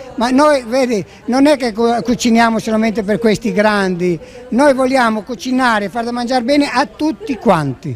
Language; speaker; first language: Italian; native; Italian